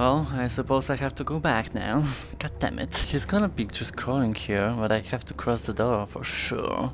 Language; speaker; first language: English; non-native, fluent; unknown